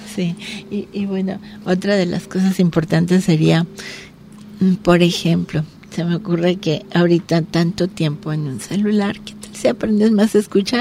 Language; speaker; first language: Spanish; native; Spanish